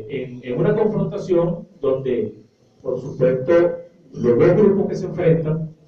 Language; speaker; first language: Spanish; native; Spanish